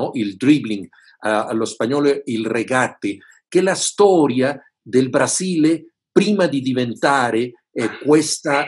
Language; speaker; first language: Italian; non-native, fluent; Spanish